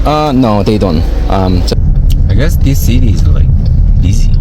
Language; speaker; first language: English; non-native, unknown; Korean